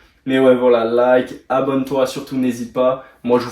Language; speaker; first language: French; native; French